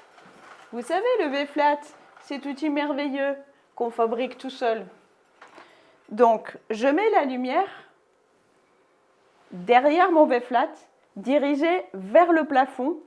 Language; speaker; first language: French; native; French